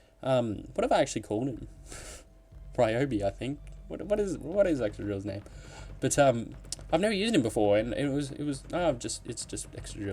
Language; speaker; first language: English; native; English